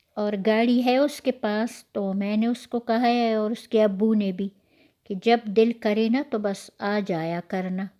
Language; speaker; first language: Urdu; non-native, local second language; Pashto